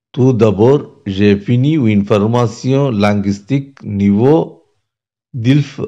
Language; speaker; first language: French; non-native, learner; Tamil